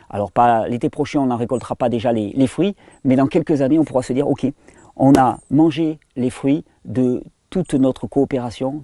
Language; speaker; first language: French; native; French